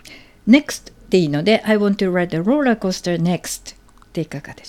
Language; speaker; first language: Japanese; native; Japanese